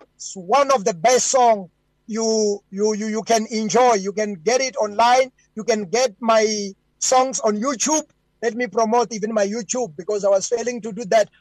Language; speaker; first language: English; non-native, local second language; Venda